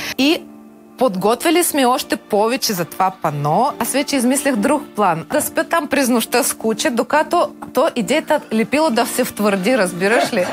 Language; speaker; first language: Bulgarian; non-native, fluent; Ukrainian